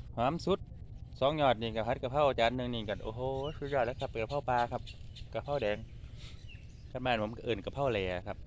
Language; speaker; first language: Thai; native; Thai